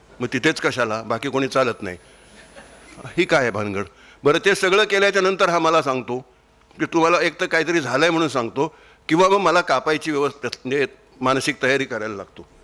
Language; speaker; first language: Marathi; native; Marathi